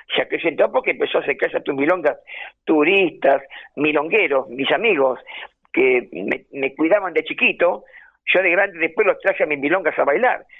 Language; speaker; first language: Spanish; native; Spanish